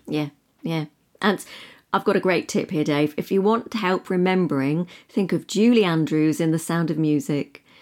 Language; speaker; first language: English; native; English